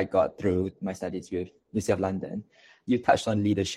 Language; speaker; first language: English; non-native, local second language; Chinese